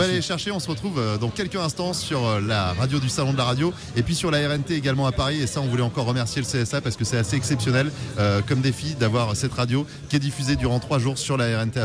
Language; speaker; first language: French; native; French